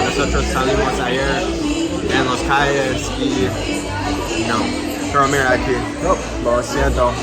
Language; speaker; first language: Spanish; non-native, learner; English